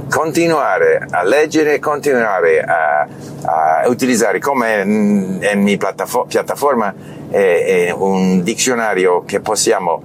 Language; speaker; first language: Italian; non-native, learner; English